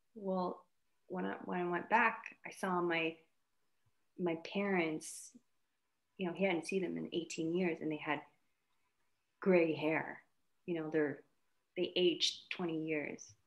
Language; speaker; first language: English; native; English